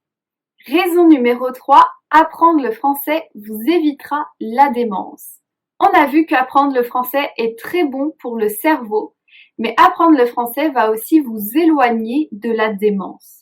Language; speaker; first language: French; native; French